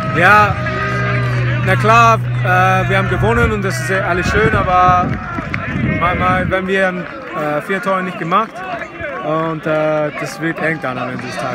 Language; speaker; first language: German; non-native, learner; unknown